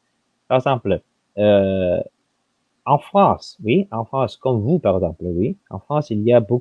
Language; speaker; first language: French; non-native, fluent; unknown